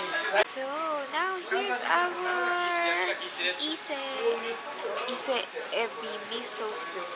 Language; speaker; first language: English; non-native, local second language; Filipino